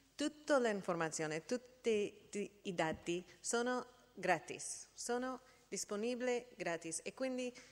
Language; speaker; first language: Italian; non-native, fluent; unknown